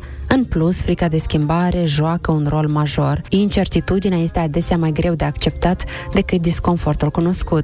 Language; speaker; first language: Romanian; native; Romanian